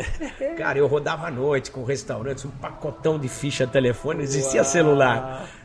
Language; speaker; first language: Portuguese; native; Portuguese